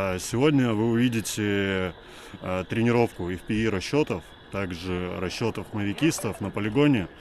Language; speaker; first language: Russian; non-native, local second language; Ukrainian